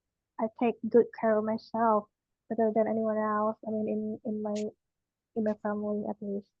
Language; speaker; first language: English; non-native, learner; Indonesian